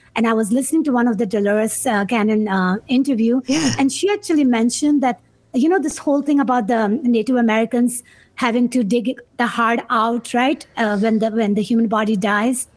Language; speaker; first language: English; non-native, local second language; Urdu